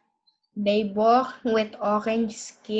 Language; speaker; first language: English; non-native, learner; Indonesian